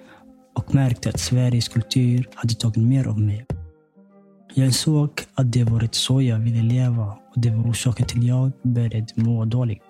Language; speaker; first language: Swedish; early bilingual, other home language; Somali